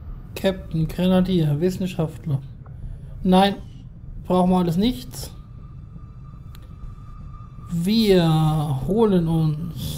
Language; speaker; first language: German; native; German